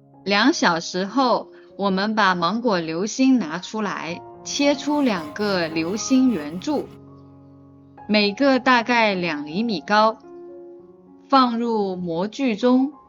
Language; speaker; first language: Chinese; native; Chinese